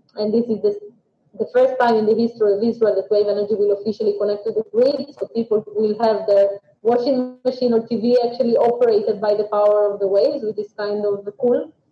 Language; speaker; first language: English; non-native, fluent; Russian